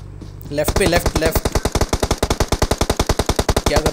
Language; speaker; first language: Hindi; native; Hindi